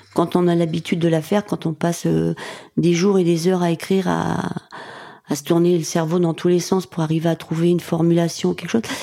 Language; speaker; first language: French; native; French